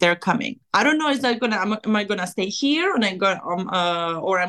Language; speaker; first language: English; non-native, fluent; Serbian